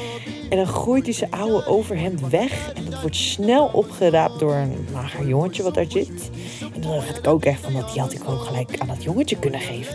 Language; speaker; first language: Dutch; native; Dutch